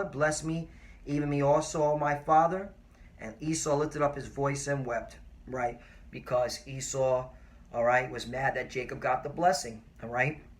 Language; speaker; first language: English; native; English